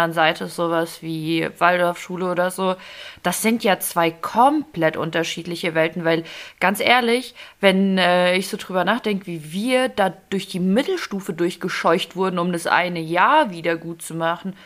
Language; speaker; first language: German; early bilingual, other home language; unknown